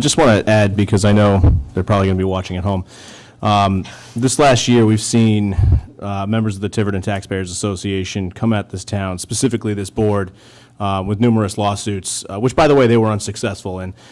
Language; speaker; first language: English; native; English